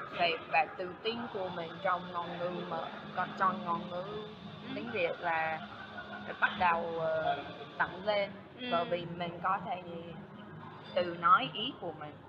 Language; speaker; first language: Vietnamese; non-native, fluent; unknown